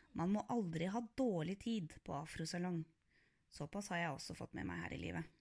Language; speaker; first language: Norwegian; early bilingual, other home language; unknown